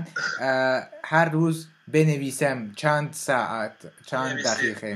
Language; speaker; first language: Persian; non-native, learner; French